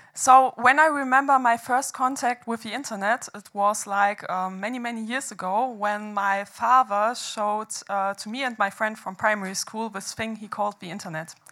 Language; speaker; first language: English; non-native, fluent; German